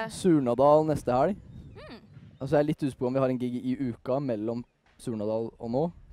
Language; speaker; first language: Norwegian; native; Norwegian